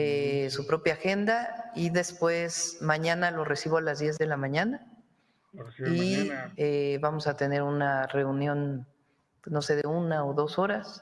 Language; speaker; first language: Spanish; native; Spanish